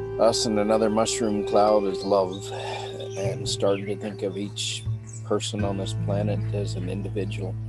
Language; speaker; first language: English; native; English